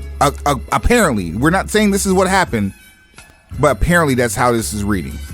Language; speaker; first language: English; native; English